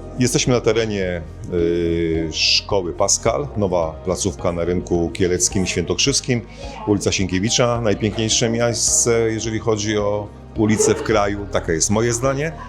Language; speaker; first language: Polish; native; Polish